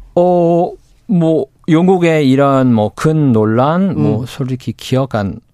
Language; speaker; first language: Korean; non-native, fluent; English